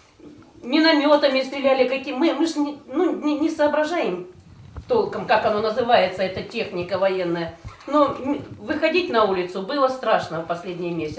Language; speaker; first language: Russian; native; Russian